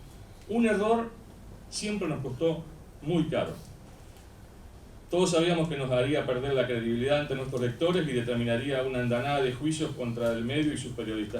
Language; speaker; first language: Spanish; native; Spanish